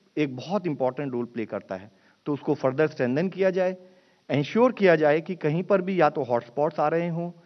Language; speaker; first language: Hindi; native; Hindi